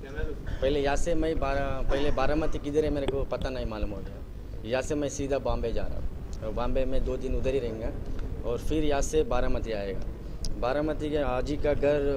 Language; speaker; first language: Hindi; non-native, local second language; Telugu